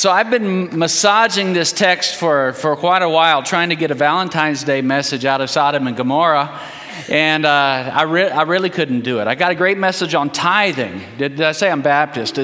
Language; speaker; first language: English; early bilingual, heritage; English